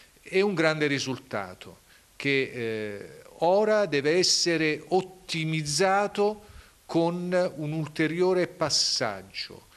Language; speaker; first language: Italian; native; Italian